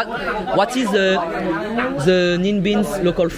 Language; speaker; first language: English; non-native, learner; French